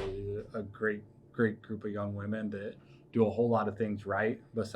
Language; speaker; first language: English; native; English